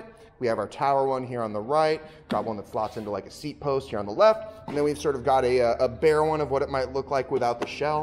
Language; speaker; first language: English; native; English